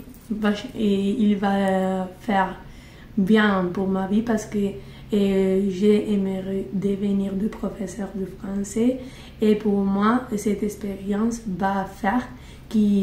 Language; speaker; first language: French; non-native, learner; Spanish